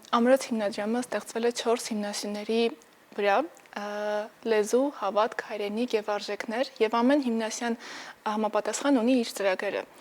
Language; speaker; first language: Armenian; native; Armenian